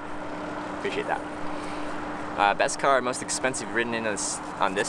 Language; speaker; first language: English; native; English